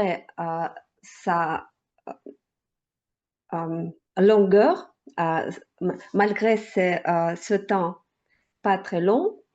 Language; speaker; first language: French; non-native, learner; Russian